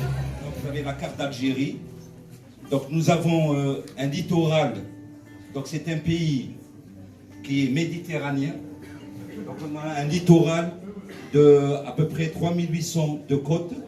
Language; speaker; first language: French; non-native, local second language; Arabic